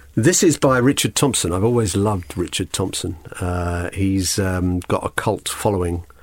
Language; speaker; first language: English; native; English